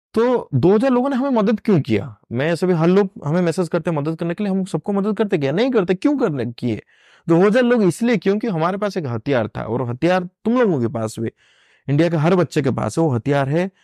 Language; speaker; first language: Hindi; non-native, local second language; Odia